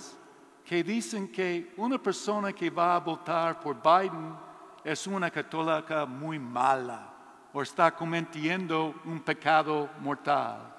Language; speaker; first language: Spanish; non-native, learner; English